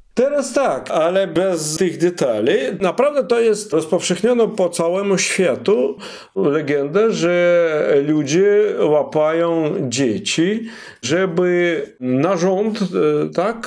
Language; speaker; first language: Polish; non-native, fluent; Russian